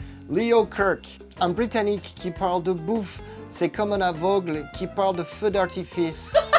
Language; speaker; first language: French; non-native, fluent; English